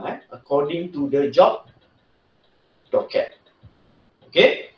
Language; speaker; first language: English; non-native, local second language; Malay